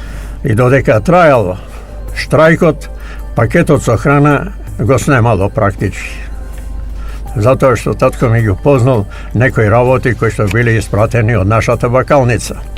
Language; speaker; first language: Macedonian; native; Macedonian